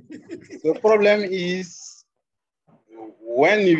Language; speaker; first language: English; non-native, learner; French